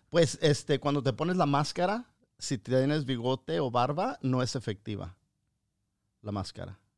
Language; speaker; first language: Spanish; early bilingual, other home language; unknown